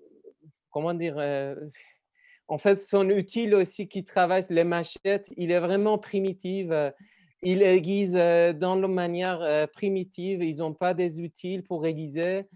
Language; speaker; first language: French; non-native, learner; Persian